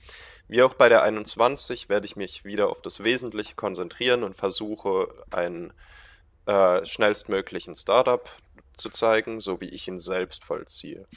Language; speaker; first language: German; native; German